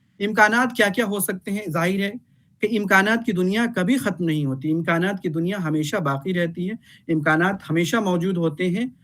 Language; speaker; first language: Urdu; native; Urdu